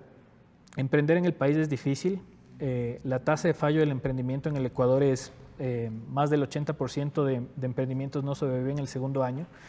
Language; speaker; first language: Spanish; native; Spanish